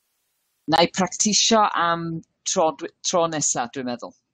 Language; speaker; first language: Welsh; non-native, learner; English